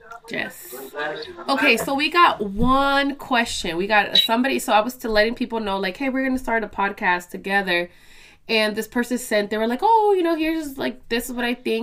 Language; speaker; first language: English; early bilingual, other home language; Spanish